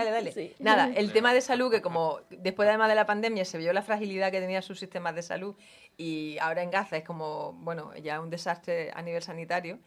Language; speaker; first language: Spanish; native; Spanish